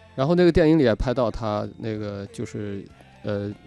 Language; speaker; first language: Chinese; native; Chinese